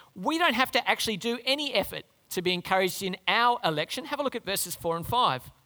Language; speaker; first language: English; native; English